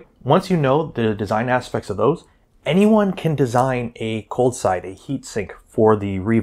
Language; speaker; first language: English; native; English